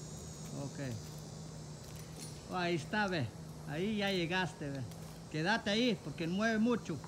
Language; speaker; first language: Spanish; native; Spanish